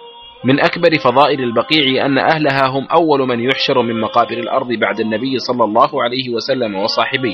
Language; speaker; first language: Arabic; native; Arabic